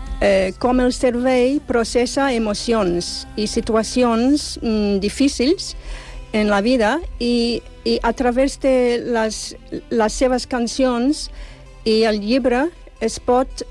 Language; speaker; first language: Catalan; non-native, learner; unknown